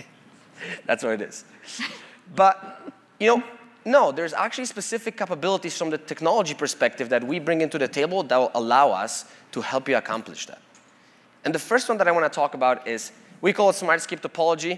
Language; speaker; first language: English; non-native, fluent; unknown